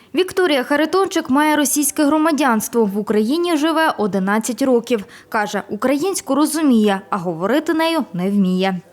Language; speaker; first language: Ukrainian; native; Ukrainian